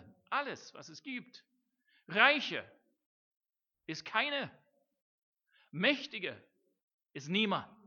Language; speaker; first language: German; non-native, fluent; English